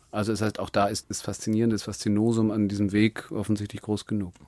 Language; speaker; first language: German; native; German